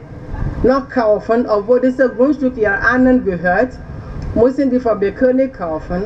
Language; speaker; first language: German; non-native, learner; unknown